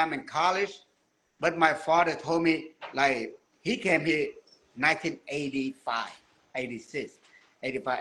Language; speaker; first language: English; non-native, learner; Vietnamese